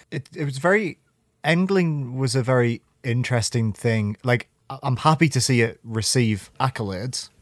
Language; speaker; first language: English; native; English